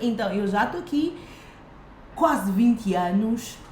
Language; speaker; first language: Portuguese; non-native, fluent; Chinese